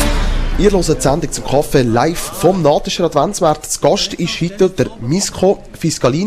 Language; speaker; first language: German; native; German